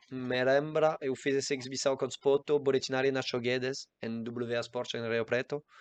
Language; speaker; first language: Portuguese; non-native, learner; French